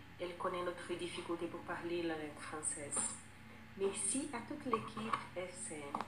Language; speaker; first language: French; non-native, learner; Portuguese